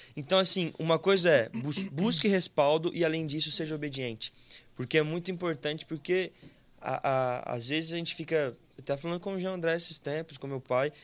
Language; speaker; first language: Portuguese; native; Portuguese